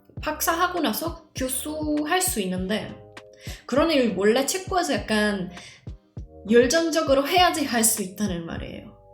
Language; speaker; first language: Korean; non-native, fluent; Czech